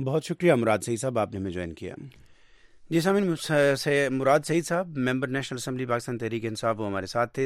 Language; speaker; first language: Urdu; native; Urdu